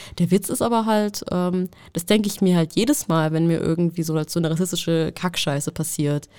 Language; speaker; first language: German; native; German